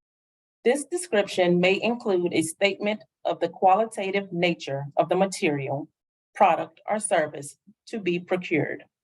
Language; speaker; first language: English; native; English